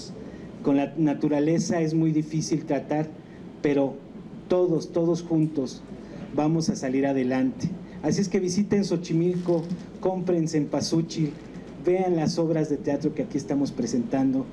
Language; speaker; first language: Spanish; native; Spanish